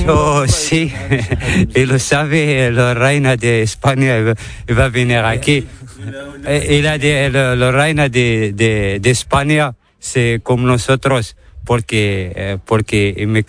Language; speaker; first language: Spanish; non-native, learner; Arabic